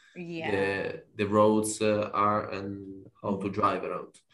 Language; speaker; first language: English; non-native, fluent; Italian